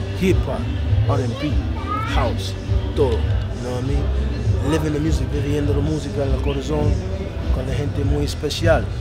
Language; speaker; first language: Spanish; non-native, learner; English